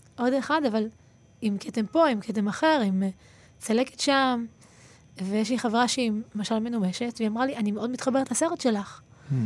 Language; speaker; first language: Hebrew; native; Hebrew